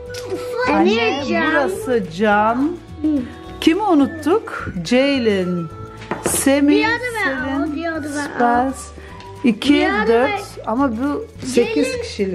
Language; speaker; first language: Turkish; early bilingual, heritage; Turkish